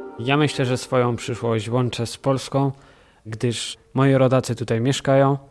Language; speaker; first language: Polish; early bilingual, heritage; Polish